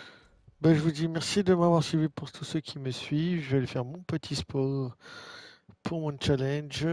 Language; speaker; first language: French; native; French